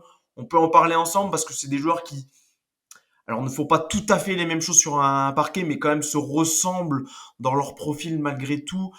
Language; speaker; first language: French; native; French